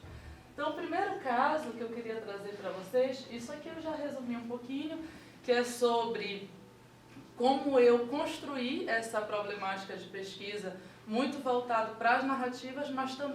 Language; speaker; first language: Portuguese; native; Portuguese